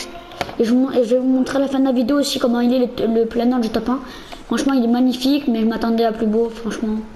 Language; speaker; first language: French; native; French